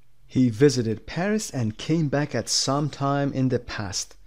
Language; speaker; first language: English; non-native, fluent; Persian